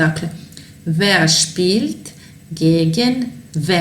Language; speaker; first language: German; non-native, fluent; Serbian